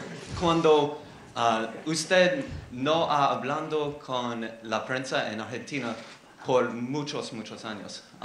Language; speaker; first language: Spanish; non-native, learner; English